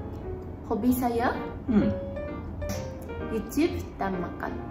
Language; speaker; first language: Indonesian; non-native, learner; Japanese